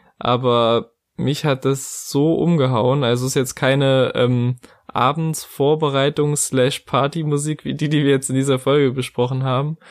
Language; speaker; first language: German; native; German